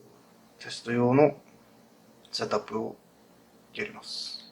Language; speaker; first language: Japanese; non-native, fluent; English